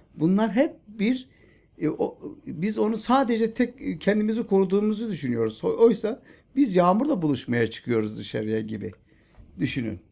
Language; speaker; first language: Turkish; native; Turkish